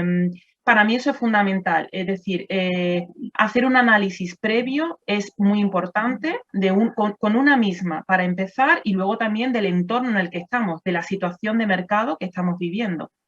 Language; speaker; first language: Spanish; native; Spanish